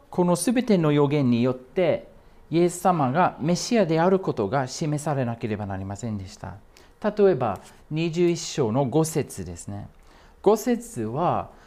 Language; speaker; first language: Japanese; non-native, fluent; English